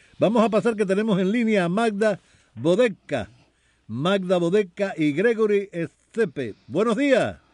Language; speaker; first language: Spanish; native; Spanish